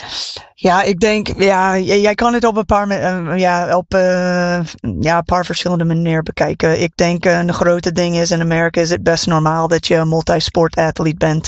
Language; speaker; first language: Dutch; non-native, fluent; English